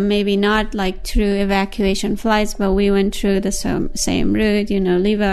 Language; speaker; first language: English; non-native, fluent; Persian